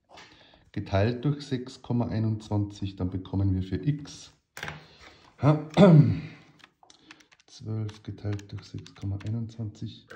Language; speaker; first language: German; native; German